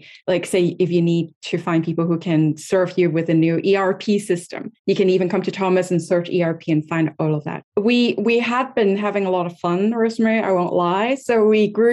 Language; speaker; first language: English; non-native, local second language; Cantonese